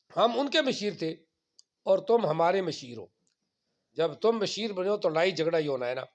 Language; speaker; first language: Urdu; non-native, local second language; Punjabi